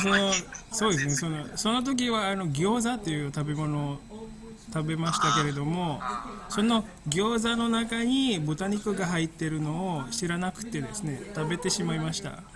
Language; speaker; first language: Japanese; non-native, fluent; Indonesian